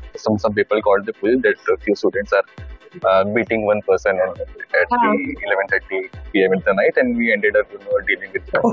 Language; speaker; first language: English; non-native, local second language; Hindi